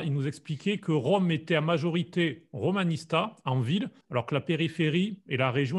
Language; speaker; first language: French; native; French